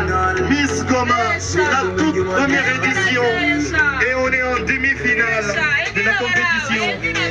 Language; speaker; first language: French; non-native, local second language; Rundi